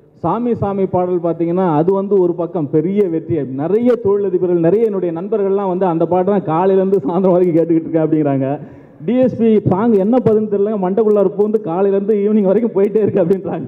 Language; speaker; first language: Tamil; native; Tamil